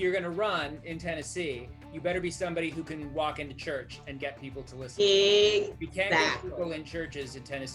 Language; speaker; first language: English; native; English